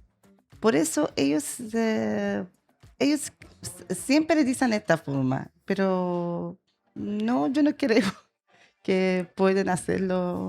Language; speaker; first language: Spanish; non-native, learner; Persian